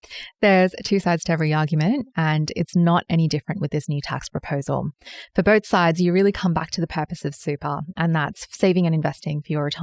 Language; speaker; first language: English; native; English